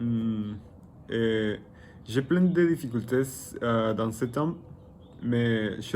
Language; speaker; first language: French; non-native, learner; Spanish